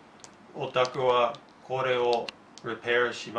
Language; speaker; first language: Japanese; non-native, learner; English